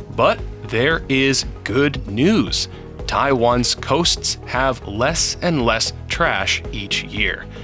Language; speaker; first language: English; native; English